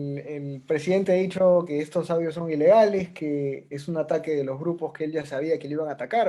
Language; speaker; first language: Spanish; native; Spanish